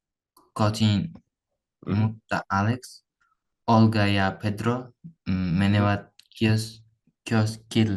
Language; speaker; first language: Finnish; non-native, learner; Uzbek